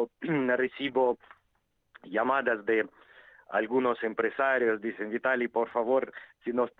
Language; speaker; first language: Spanish; non-native, fluent; Ukrainian